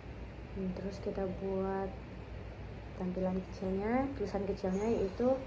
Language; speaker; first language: Indonesian; native; Indonesian